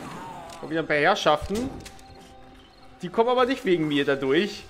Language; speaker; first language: German; native; German